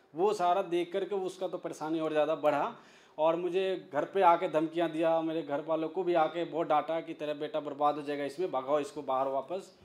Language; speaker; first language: Hindi; native; Hindi